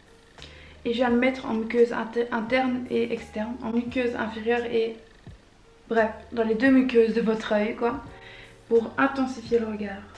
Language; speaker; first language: French; native; French